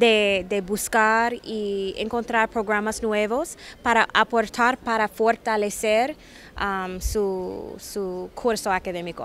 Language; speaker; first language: Spanish; non-native, fluent; English